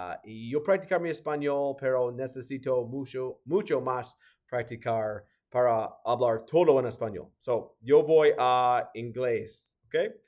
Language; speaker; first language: Spanish; non-native, learner; English